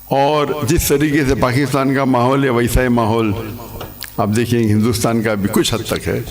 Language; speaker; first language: Urdu; non-native, local second language; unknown